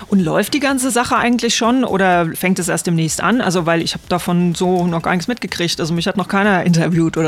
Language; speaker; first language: German; native; German